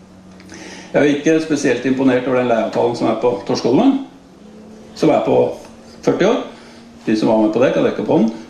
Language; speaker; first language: Norwegian; native; Norwegian